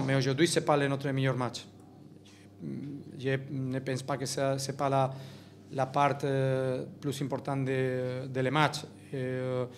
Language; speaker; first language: French; non-native, learner; Catalan